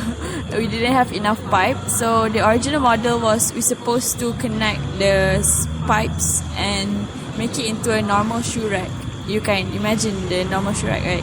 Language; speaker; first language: English; non-native, fluent; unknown